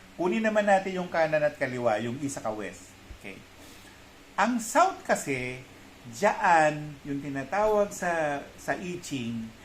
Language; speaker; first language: Filipino; native; Filipino